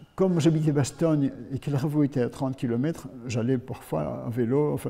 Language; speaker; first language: French; native; French